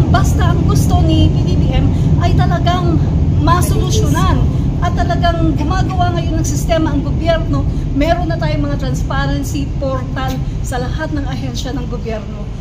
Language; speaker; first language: Filipino; non-native, local second language; Cebuano